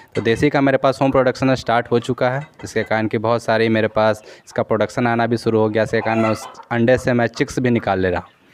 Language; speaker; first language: Hindi; native; Hindi